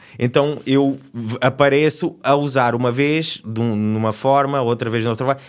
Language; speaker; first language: Portuguese; native; Portuguese